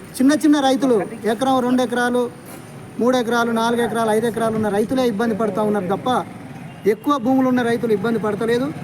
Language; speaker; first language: Telugu; native; Telugu